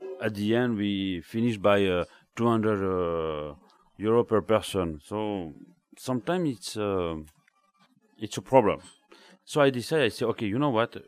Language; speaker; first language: English; non-native, learner; French